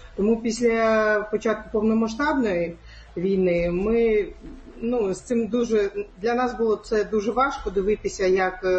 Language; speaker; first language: Ukrainian; non-native, local second language; Crimean Tatar